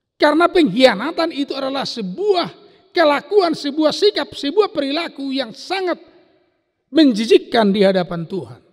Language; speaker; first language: Indonesian; non-native, local second language; Batak Toba